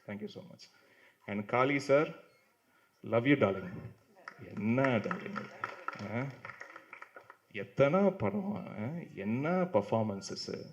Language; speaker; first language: Tamil; native; Tamil